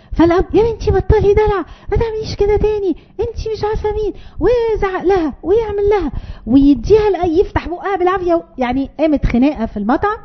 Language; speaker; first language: Arabic; native; Arabic